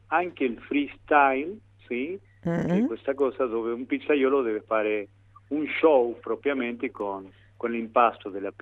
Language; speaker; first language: Italian; non-native, fluent; Spanish